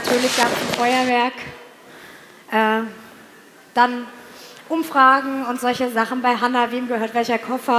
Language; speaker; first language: German; native; German